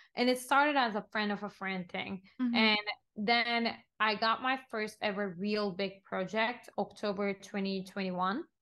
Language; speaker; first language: English; non-native, fluent; Turkish